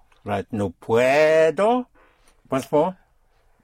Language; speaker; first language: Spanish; non-native, fluent; English